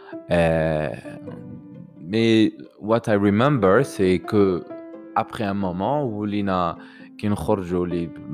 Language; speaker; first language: French; non-native, local second language; Arabic